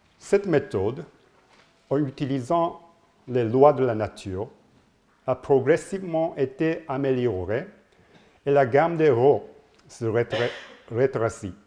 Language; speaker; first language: French; non-native, learner; Japanese